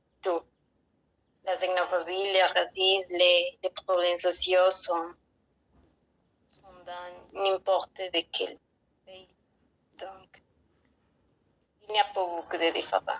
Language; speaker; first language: French; non-native, learner; Spanish